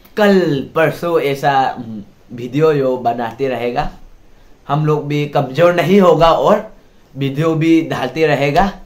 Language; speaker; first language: Hindi; non-native, local second language; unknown